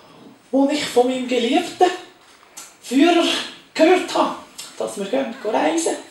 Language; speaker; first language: German; native; German